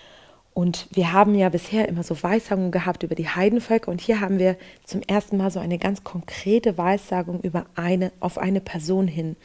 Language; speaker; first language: German; native; German